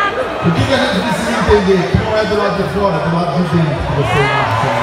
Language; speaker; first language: Portuguese; native; Portuguese